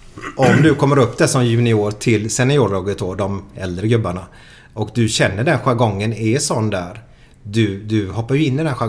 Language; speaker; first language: Swedish; native; Swedish